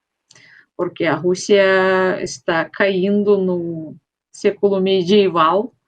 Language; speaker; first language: Portuguese; non-native, fluent; Russian